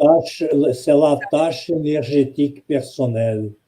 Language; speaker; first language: French; non-native, fluent; Portuguese